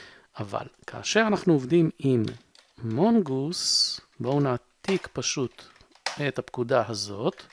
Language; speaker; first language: Hebrew; native; Hebrew